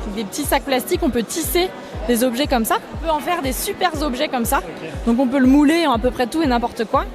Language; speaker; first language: French; native; French